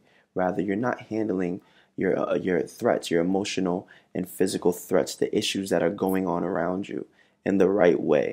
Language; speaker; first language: English; native; English